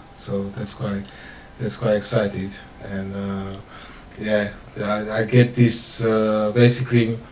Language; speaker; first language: English; non-native, fluent; Slovak